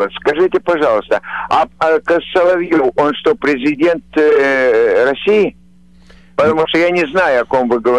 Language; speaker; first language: Russian; native; Russian